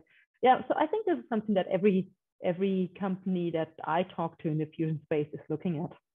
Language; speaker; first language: English; non-native, fluent; German